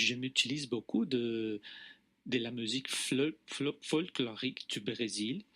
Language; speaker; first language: French; non-native, fluent; Portuguese